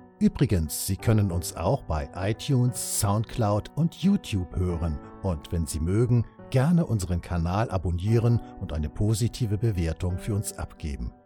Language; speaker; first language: German; native; German